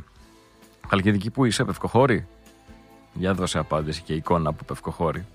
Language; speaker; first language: Greek; native; Greek